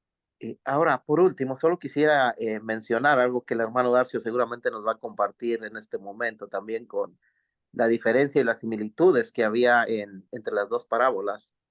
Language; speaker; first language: Spanish; native; Spanish